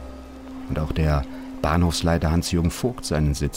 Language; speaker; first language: German; native; German